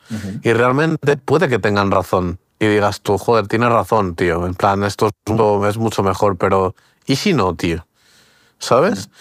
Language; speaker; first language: Spanish; early bilingual, other home language; Portuguese